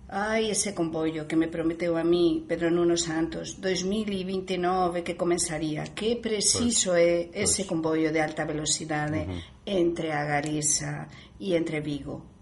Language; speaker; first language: Galician; native; Galician